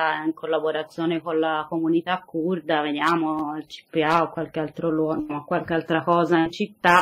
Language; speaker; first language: Italian; native; Italian